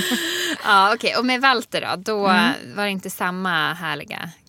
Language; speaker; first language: Swedish; native; Swedish